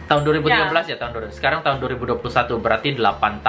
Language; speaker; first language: Indonesian; native; Indonesian